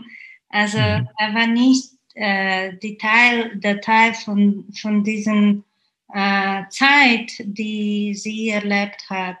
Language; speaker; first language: German; non-native, fluent; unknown